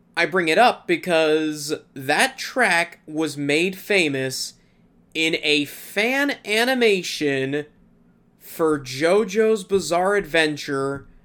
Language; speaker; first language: English; native; English